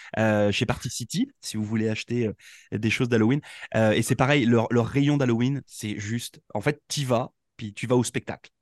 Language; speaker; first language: French; native; French